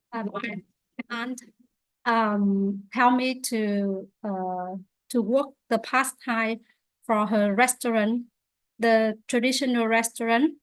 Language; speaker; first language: English; non-native, learner; Vietnamese